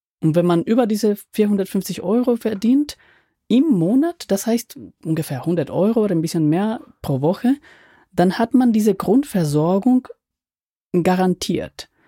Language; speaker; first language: German; non-native, fluent; Spanish